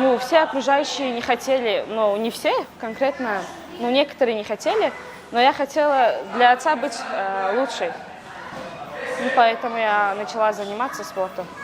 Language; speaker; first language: Russian; non-native, local second language; Tajik